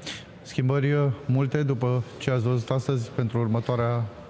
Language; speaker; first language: Romanian; native; Romanian